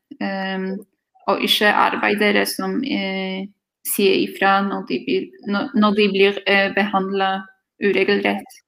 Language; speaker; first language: Norwegian; non-native, fluent; Polish